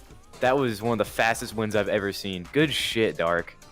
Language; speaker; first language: English; native; English